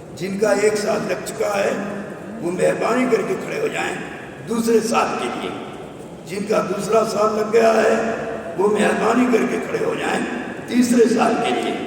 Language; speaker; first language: Urdu; native; Urdu